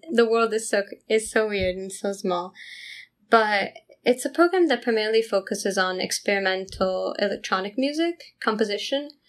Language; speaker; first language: English; non-native, fluent; Italian